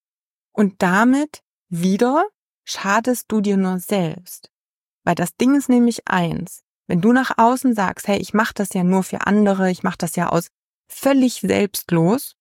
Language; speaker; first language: German; native; German